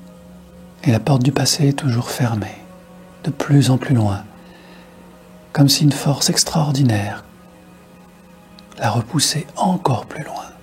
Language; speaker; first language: French; native; French